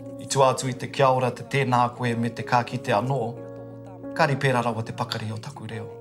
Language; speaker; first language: Māori; non-native, local second language; English